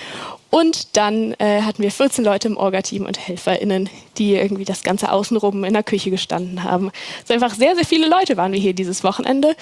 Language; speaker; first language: German; native; German